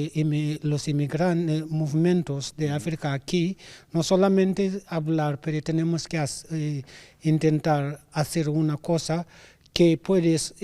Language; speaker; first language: Spanish; non-native, learner; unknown